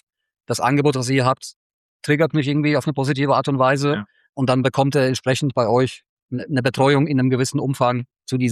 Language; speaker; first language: German; native; German